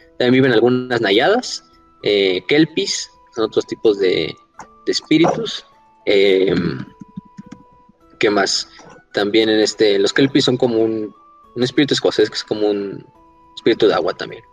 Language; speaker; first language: Spanish; native; Spanish